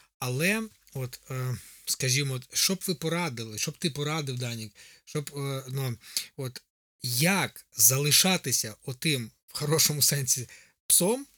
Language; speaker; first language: Ukrainian; native; Ukrainian